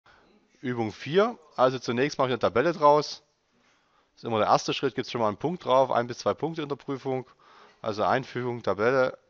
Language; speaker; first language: German; native; German